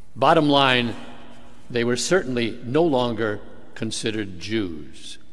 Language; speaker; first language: English; native; English